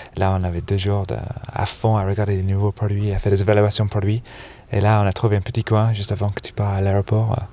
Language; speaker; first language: French; non-native, fluent; English